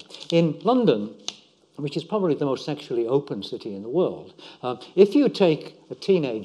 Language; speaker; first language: English; native; English